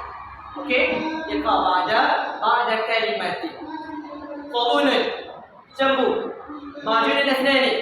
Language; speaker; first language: Arabic; non-native, learner; Malay